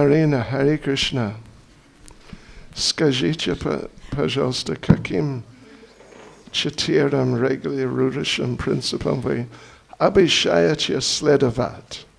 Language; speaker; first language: Russian; non-native, learner; English